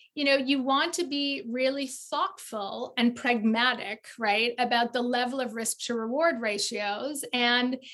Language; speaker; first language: English; native; English